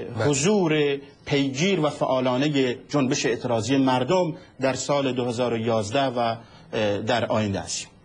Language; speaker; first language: Persian; non-native, local second language; Central Kurdish